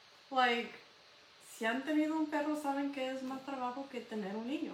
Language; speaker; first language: Spanish; early bilingual, heritage; Spanish